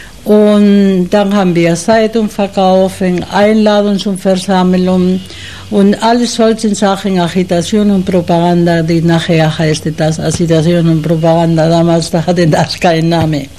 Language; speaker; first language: German; non-native, fluent; Spanish